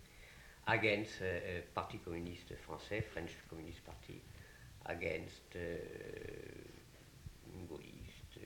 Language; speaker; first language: English; non-native, learner; French